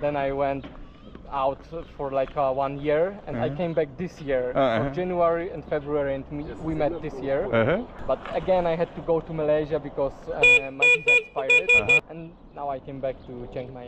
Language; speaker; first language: English; non-native, fluent; Polish